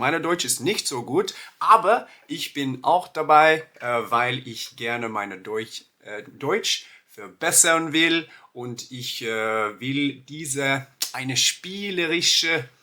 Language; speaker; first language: German; non-native, learner; Norwegian